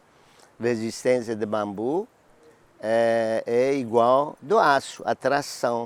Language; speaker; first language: Portuguese; non-native, learner; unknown